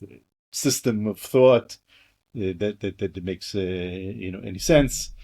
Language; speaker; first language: English; native; English